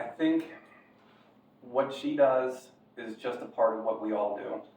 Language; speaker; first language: English; native; English